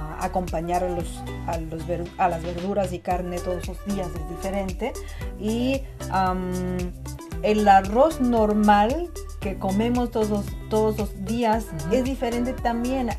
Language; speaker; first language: Spanish; non-native, fluent; Chinese